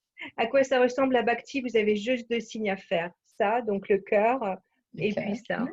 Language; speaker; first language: French; native; French